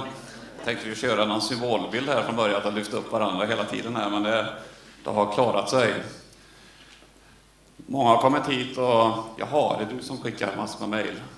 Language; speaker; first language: Swedish; native; Swedish